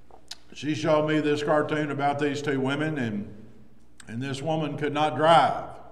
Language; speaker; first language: English; native; English